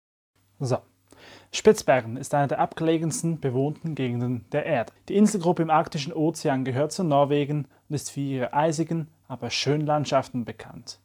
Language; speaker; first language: German; native; German